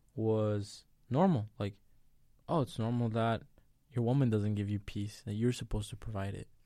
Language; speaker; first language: English; early bilingual, other home language; Spanish